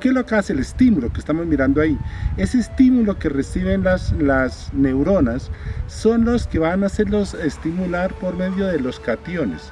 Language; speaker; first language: Spanish; native; Spanish